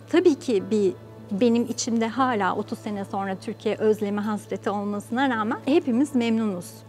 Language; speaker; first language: Turkish; native; Turkish